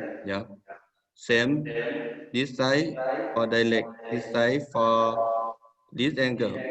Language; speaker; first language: English; non-native, learner; Thai